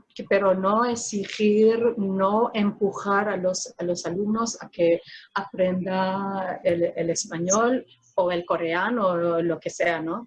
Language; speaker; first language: Spanish; non-native, fluent; Filipino